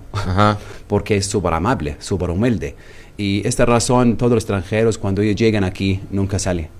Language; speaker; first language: Spanish; non-native, learner; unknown